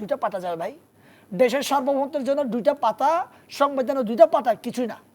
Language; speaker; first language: Bangla; non-native, local second language; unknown